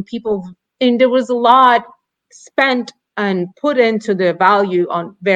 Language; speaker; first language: English; non-native, fluent; Ukrainian